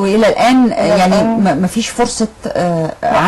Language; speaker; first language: Arabic; native; Arabic